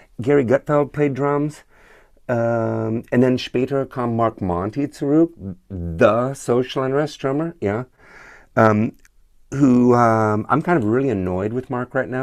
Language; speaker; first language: English; native; English